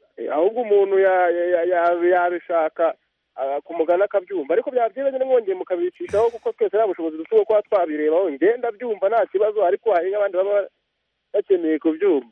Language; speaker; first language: Kinyarwanda; native; Kinyarwanda